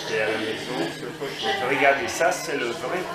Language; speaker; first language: French; non-native, fluent; Italian